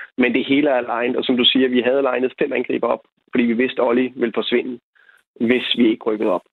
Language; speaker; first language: Danish; native; Danish